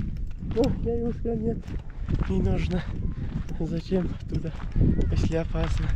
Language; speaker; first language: Russian; non-native, learner; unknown